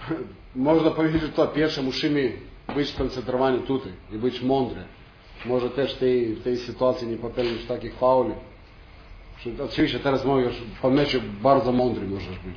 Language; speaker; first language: Polish; non-native, fluent; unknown